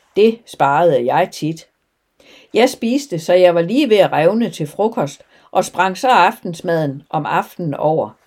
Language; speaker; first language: Danish; native; Danish